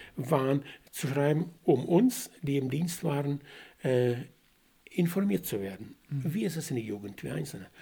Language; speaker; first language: German; non-native, fluent; Russian